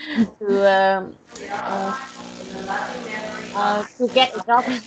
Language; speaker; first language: English; non-native, learner; Vietnamese